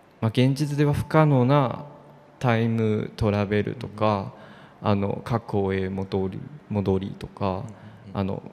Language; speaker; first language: Japanese; non-native, fluent; Chinese